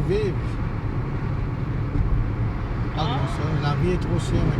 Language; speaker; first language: French; non-native, local second language; Morisyen